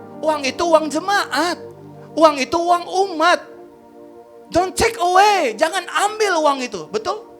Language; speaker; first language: Indonesian; native; Indonesian